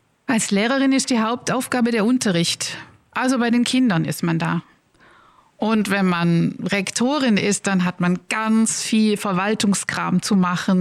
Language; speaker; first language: German; native; German